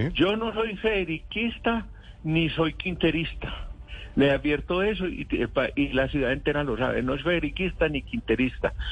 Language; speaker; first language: Spanish; native; Spanish